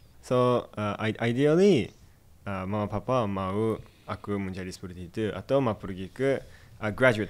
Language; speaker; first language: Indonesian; non-native, fluent; Japanese